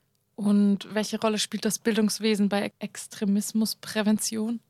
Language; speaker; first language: German; native; German